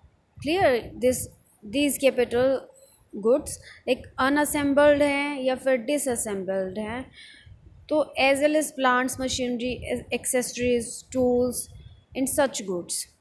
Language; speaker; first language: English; non-native, local second language; Hindi